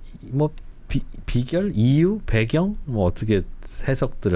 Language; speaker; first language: Korean; native; Korean